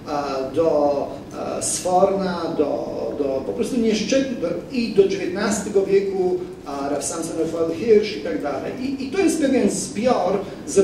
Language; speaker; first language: Polish; non-native, fluent; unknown